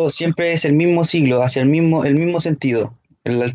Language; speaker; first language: Spanish; native; Spanish